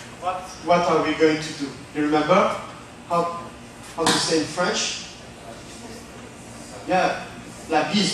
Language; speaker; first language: English; non-native, fluent; French